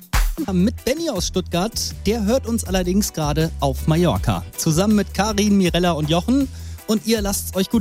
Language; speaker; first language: German; native; German